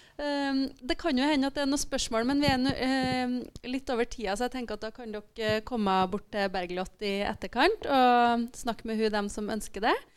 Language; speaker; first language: Norwegian; native; Norwegian